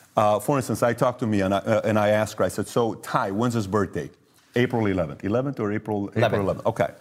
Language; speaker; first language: English; early bilingual, other home language; Persian